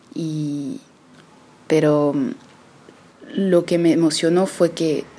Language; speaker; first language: Spanish; early bilingual, other home language; French